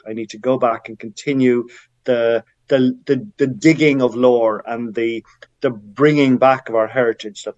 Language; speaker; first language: English; native; English